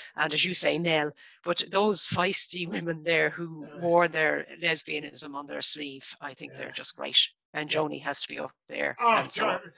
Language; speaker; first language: English; native; English